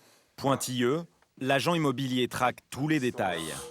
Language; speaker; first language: French; native; French